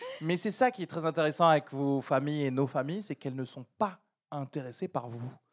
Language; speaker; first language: French; early bilingual, other home language; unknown